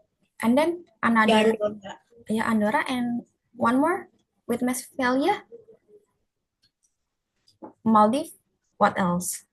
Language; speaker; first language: English; non-native, fluent; Indonesian